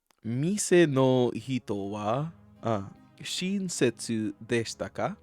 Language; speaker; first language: Japanese; non-native, learner; English